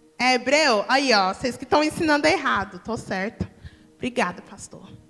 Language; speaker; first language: Portuguese; early bilingual, heritage; Portuguese